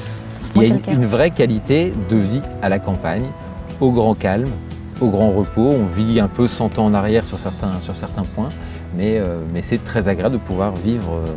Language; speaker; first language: French; native; French